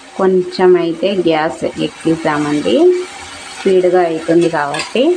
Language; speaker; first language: Telugu; non-native, local second language; Urdu